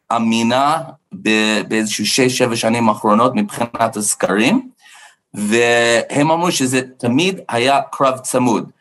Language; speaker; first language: Hebrew; non-native, fluent; English